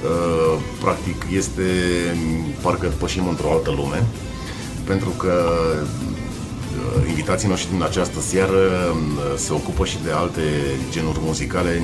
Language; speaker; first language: Romanian; native; Romanian